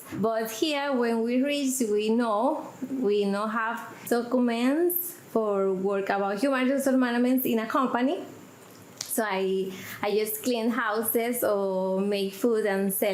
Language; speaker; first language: English; non-native, learner; Spanish